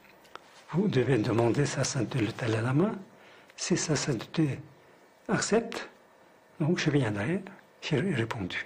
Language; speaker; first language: French; non-native, fluent; Tibetan